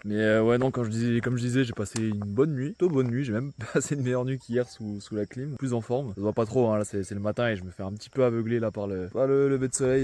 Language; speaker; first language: French; native; French